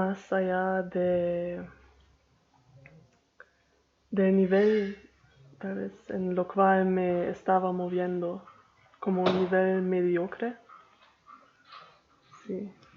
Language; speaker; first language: Spanish; non-native, learner; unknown